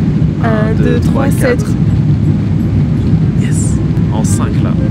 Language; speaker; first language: French; native; French